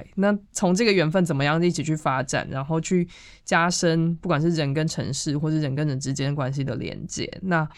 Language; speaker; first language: Chinese; native; Chinese